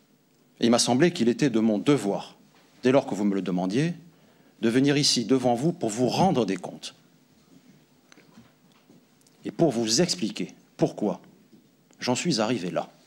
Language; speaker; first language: French; native; French